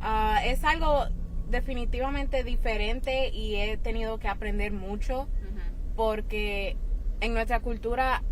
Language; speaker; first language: Spanish; early bilingual, heritage; Spanish